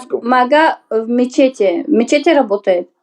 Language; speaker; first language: Russian; non-native, learner; Uzbek